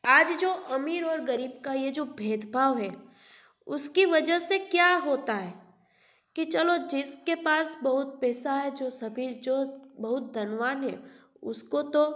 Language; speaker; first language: Hindi; non-native, local second language; Gujarati